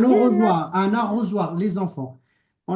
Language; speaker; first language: French; non-native, local second language; Arabic